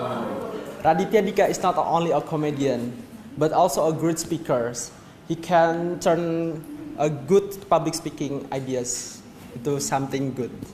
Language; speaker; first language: English; non-native, learner; Indonesian